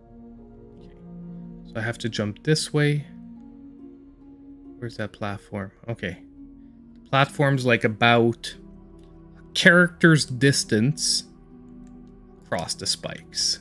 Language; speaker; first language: English; native; English